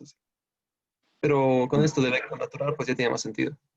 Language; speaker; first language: Spanish; native; Spanish